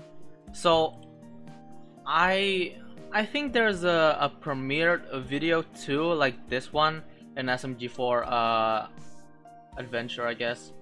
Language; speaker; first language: English; non-native, local second language; Filipino